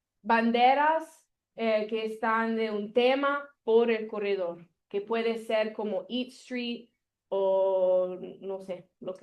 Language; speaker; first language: Spanish; non-native, learner; Italian